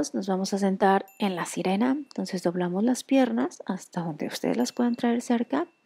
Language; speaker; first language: Spanish; native; Spanish